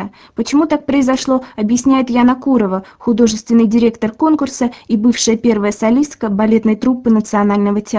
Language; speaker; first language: Russian; native; Russian